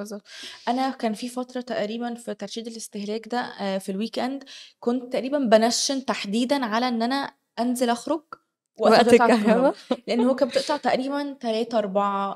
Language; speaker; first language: Arabic; native; Arabic